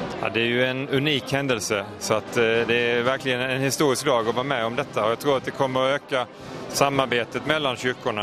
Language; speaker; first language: Swedish; native; Swedish